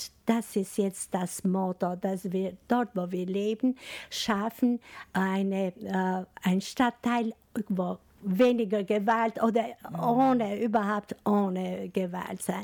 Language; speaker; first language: German; non-native, learner; Albanian